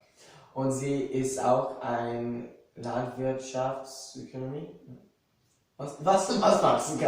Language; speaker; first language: German; non-native, fluent; Portuguese